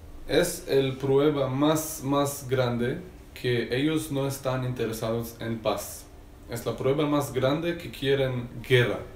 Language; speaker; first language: Spanish; non-native, learner; Hebrew